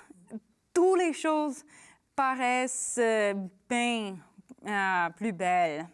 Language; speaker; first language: French; non-native, learner; English